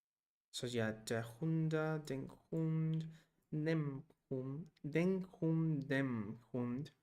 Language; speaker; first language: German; non-native, learner; Spanish